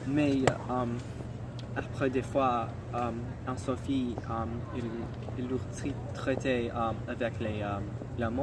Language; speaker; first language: French; non-native, learner; English